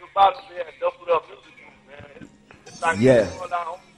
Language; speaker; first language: English; native; English